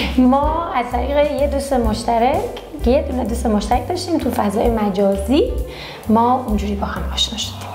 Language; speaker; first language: Persian; early bilingual, heritage; Persian